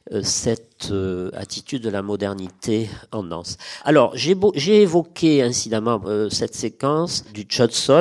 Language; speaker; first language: French; native; French